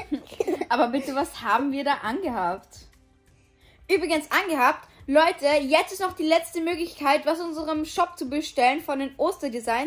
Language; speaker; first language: German; native; German